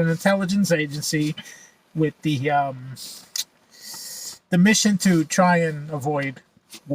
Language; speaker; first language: English; native; English